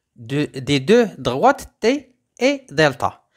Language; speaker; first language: French; non-native, local second language; Arabic